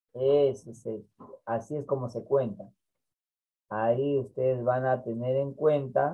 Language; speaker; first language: Spanish; native; Spanish